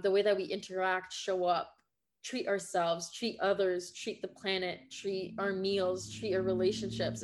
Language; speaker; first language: English; non-native, fluent; French